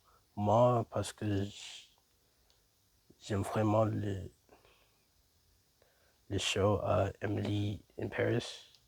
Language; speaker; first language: French; non-native, learner; English